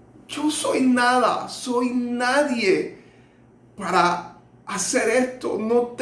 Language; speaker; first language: Spanish; native; Spanish